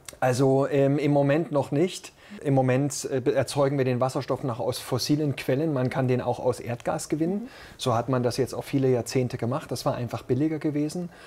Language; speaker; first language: German; native; German